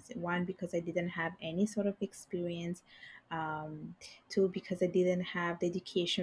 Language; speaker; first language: English; non-native, fluent; Bangla